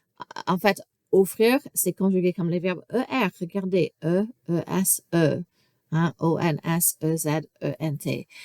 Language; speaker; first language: French; non-native, fluent; English